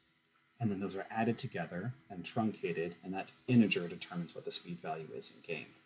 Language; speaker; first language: English; native; English